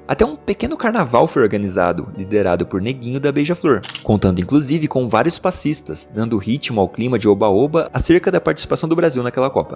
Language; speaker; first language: Portuguese; native; Portuguese